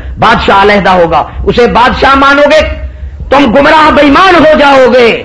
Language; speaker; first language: Urdu; non-native, local second language; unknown